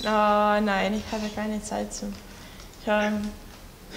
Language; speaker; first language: German; non-native, learner; Russian